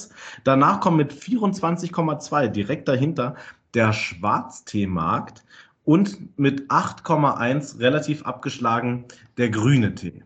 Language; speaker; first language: German; native; German